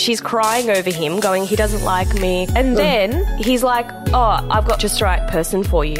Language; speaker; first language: English; non-native, local second language; Memoni